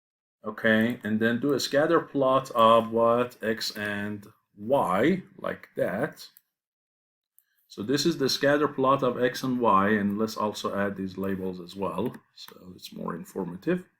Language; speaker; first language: English; non-native, fluent; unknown